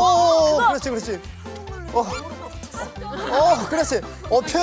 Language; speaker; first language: Korean; native; Korean